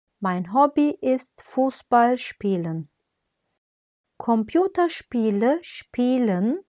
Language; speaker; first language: German; non-native, fluent; Turkish